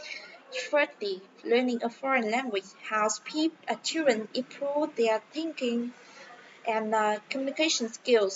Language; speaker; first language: English; non-native, learner; Vietnamese